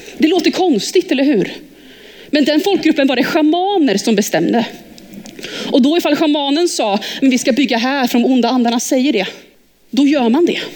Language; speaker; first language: Swedish; early bilingual, heritage; Swedish